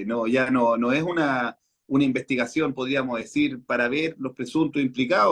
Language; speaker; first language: Spanish; native; Spanish